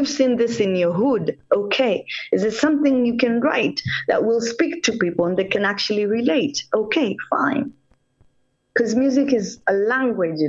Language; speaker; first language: English; non-native, local second language; Swahili